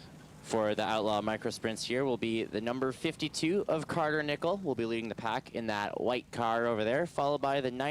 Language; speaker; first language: English; native; English